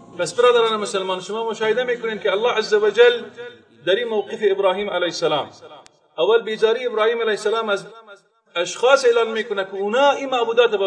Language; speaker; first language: Persian; native; Persian